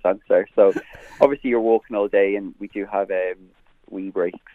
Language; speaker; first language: English; native; English